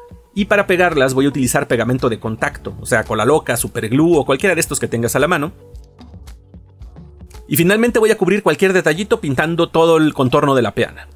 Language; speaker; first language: Spanish; native; Spanish